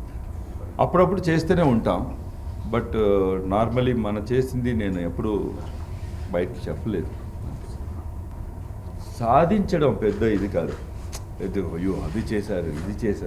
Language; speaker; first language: Telugu; non-native, fluent; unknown